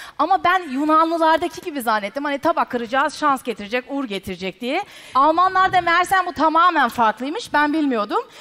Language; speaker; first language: Turkish; early bilingual, heritage; Turkish